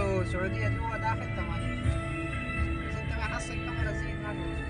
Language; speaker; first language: Arabic; non-native, learner; Bangla